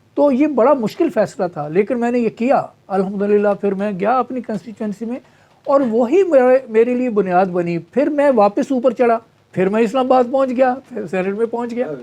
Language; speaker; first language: Urdu; non-native, local second language; Punjabi